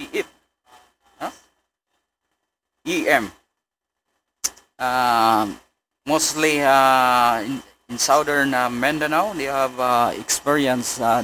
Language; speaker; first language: English; non-native, local second language; Cebuano